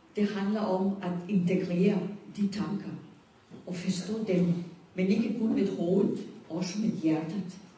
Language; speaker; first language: Danish; non-native, fluent; Spanish